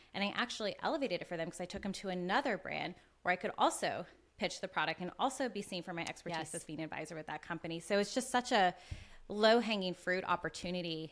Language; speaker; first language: English; native; English